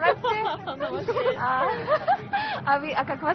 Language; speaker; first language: Russian; non-native, learner; Hindi